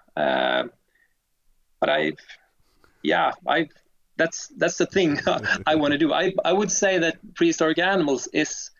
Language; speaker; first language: English; non-native, fluent; Swedish